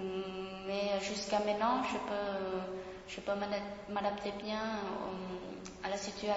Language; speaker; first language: French; non-native, fluent; Vietnamese